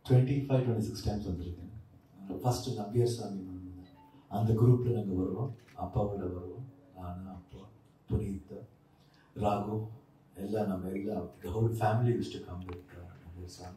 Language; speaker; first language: Tamil; non-native, learner; Kannada